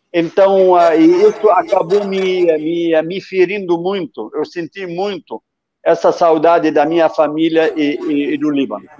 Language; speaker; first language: Portuguese; non-native, fluent; Arabic